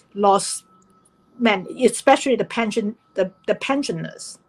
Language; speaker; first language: English; non-native, fluent; Chinese